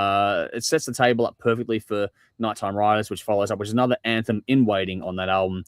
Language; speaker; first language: English; native; English